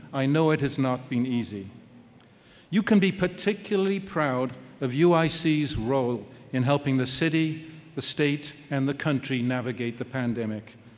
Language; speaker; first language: English; native; English